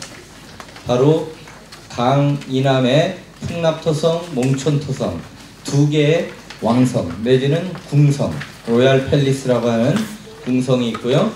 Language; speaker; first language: Korean; native; Korean